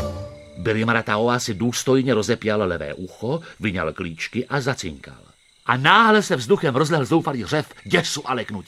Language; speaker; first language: Czech; native; Czech